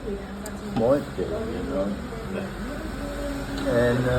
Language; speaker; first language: English; non-native, fluent; German